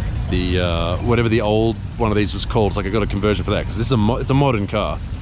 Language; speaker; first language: English; native; English